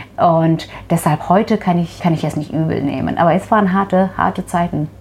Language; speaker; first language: German; non-native, fluent; Turkish